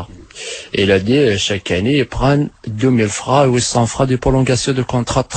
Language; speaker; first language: French; non-native, learner; Arabic